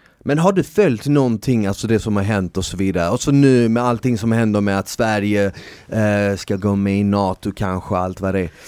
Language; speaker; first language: Swedish; early bilingual, other home language; Bosnian